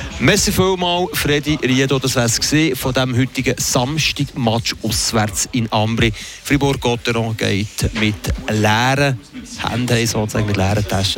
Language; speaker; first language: German; native; German